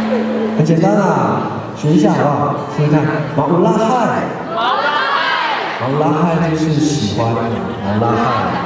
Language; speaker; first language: Chinese; non-native, local second language; Amis